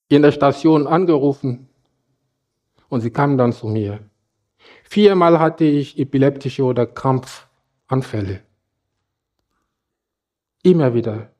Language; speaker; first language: German; non-native, fluent; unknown